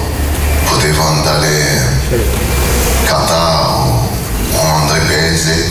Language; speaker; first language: Italian; non-native, learner; French